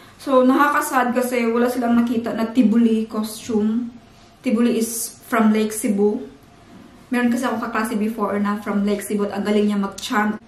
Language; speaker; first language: Filipino; non-native, local second language; Cebuano